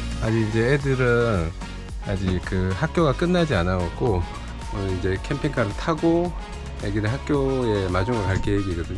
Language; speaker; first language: Korean; native; Korean